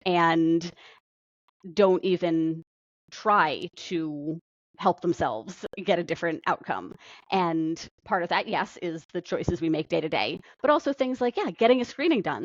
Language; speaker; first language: English; native; English